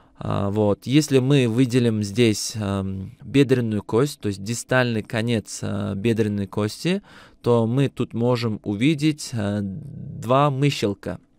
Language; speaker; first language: Russian; non-native, local second language; Uzbek